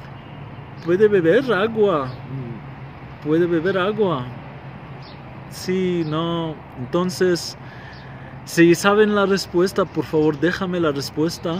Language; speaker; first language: Spanish; non-native, fluent; Arabic